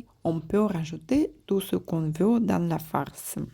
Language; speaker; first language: French; non-native, fluent; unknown